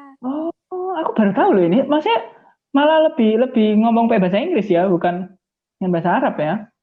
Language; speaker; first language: Indonesian; native; Indonesian